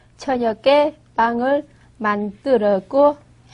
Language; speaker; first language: Korean; non-native, learner; Vietnamese